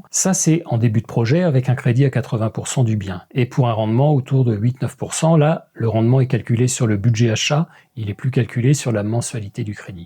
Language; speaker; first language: French; native; French